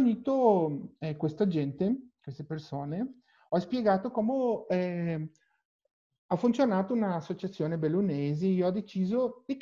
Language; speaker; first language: Italian; non-native, learner; Portuguese